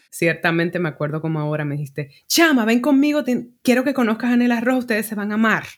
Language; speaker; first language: Spanish; native; Spanish